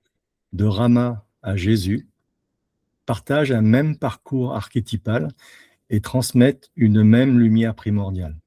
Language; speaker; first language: French; native; French